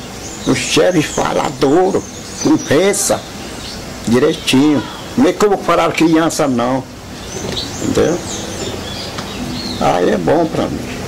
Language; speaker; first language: Portuguese; non-native, local second language; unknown